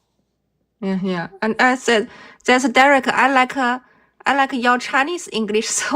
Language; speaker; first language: English; non-native, learner; Chinese